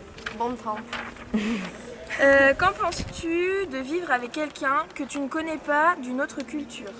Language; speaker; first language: French; non-native, learner; Italian